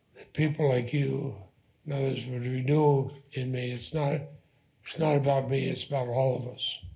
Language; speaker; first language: English; native; English